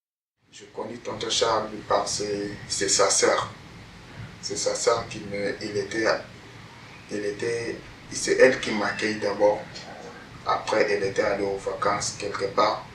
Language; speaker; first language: French; non-native, learner; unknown